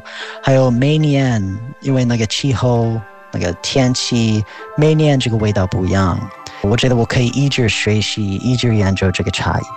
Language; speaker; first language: Chinese; non-native, fluent; English